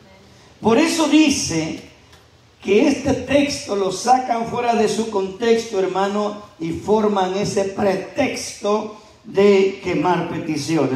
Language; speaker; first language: Spanish; native; Spanish